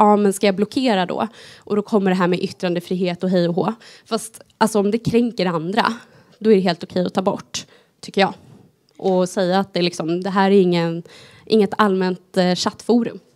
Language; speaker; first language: Swedish; native; Swedish